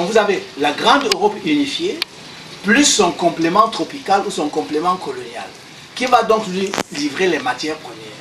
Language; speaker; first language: French; non-native, local second language; Duala